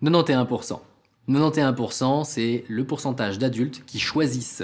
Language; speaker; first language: French; native; French